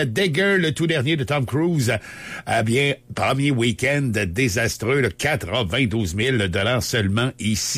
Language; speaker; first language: French; native; French